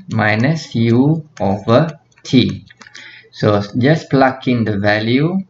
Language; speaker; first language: English; non-native, local second language; Malay